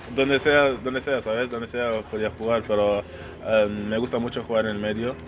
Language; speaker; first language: Spanish; non-native, fluent; English